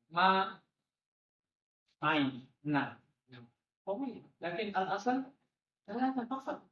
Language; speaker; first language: Arabic; non-native, fluent; Malay